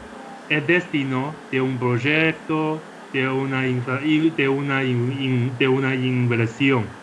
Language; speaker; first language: Spanish; non-native, fluent; Chinese